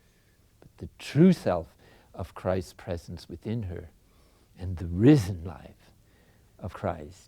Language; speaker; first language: English; native; English